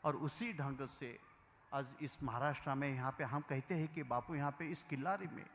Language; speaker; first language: Hindi; non-native, local second language; Marathi